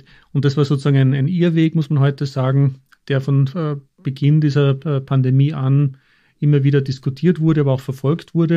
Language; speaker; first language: German; native; German